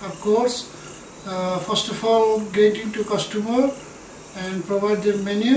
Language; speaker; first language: English; non-native, learner; Nepali